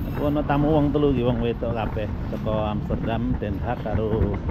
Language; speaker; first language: Javanese; native; Javanese